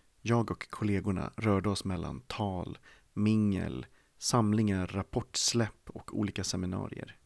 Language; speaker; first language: Swedish; native; Swedish